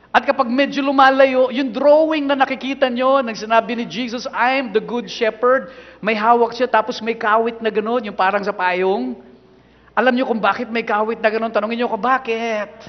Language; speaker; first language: Filipino; non-native, local second language; Cebuano